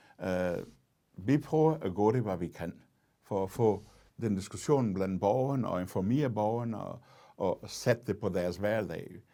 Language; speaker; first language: Danish; non-native, fluent; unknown